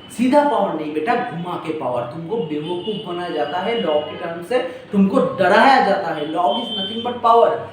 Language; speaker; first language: Hindi; non-native, local second language; Bangla